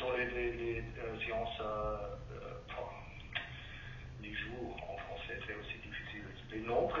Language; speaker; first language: French; non-native, learner; German